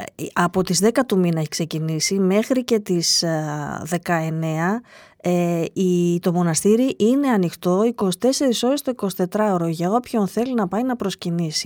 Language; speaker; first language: Greek; native; Greek